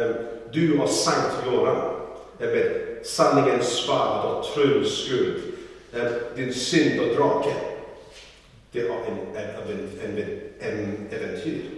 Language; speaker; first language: Swedish; non-native, learner; English